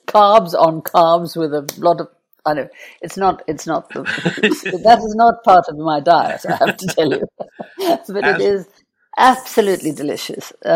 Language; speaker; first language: English; native; English